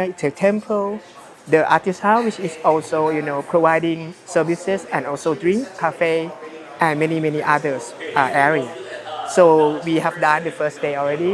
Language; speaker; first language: English; non-native, fluent; Thai